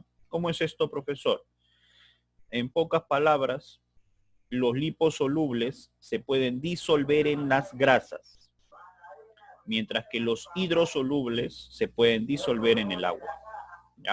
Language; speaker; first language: Spanish; native; Spanish